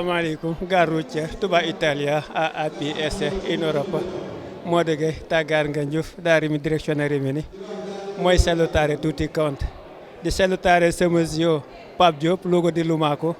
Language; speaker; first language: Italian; non-native, learner; Wolof